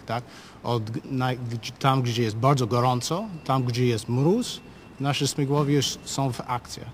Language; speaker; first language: Polish; non-native, learner; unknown